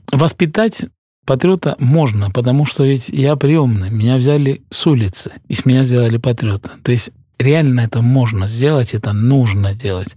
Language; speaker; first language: Russian; early bilingual, heritage; Russian